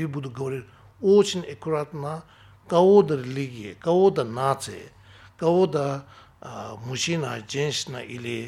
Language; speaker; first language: Russian; non-native, learner; Tibetan